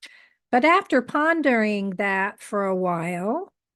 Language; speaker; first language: English; native; English